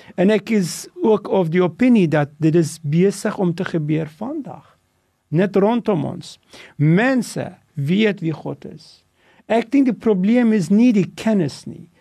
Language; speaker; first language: Afrikaans; non-native, local second language; English